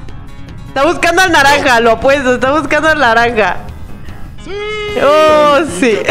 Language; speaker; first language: Spanish; native; Spanish